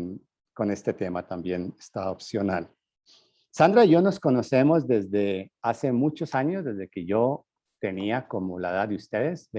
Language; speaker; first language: Spanish; native; Spanish